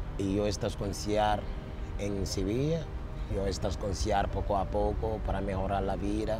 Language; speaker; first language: Spanish; non-native, learner; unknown